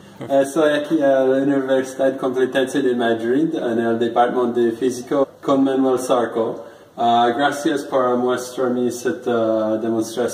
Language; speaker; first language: Spanish; non-native, learner; English